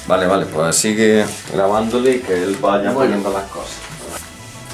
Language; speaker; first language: Spanish; native; Spanish